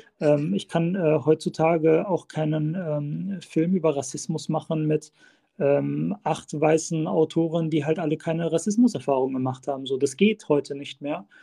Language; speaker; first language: German; early bilingual, other home language; Turkish